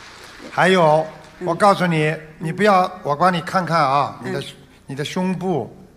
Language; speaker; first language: Chinese; non-native, local second language; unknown